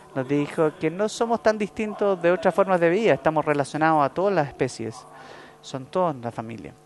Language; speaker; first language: Spanish; non-native, fluent; English